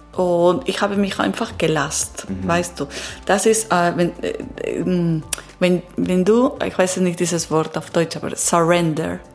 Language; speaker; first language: German; non-native, learner; Italian